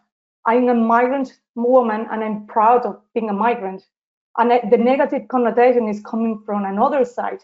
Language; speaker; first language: English; non-native, fluent; Spanish